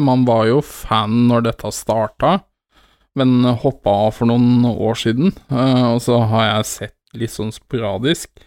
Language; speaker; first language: Norwegian; native; Norwegian